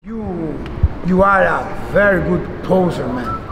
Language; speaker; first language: English; non-native, learner; Portuguese